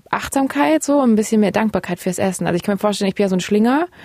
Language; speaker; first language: German; native; German